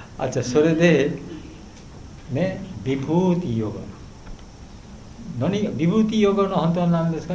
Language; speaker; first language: Japanese; non-native, learner; Bangla